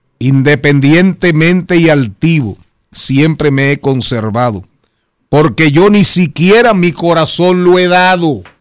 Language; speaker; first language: Spanish; native; Spanish